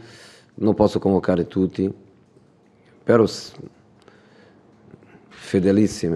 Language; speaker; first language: Italian; non-native, fluent; Portuguese